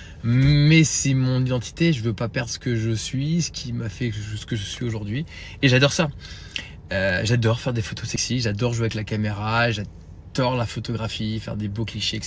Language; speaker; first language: French; native; French